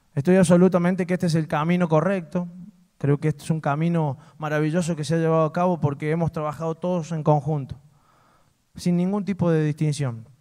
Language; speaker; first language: Spanish; native; Spanish